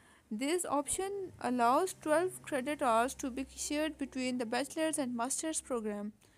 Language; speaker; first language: English; non-native, local second language; Urdu